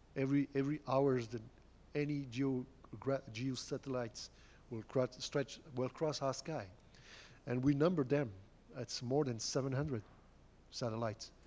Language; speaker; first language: English; non-native, fluent; French